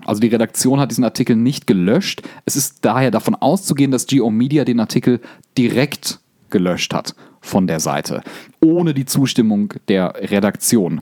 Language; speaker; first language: German; native; German